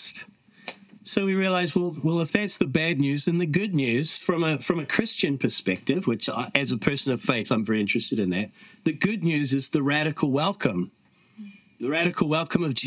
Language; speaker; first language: English; native; English